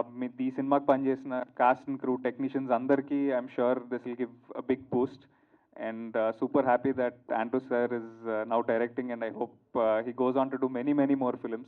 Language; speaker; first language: Telugu; native; Telugu